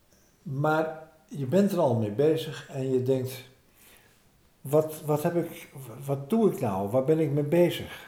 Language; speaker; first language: Dutch; native; Dutch